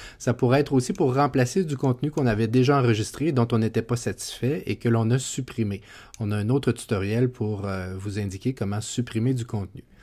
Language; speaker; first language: French; native; French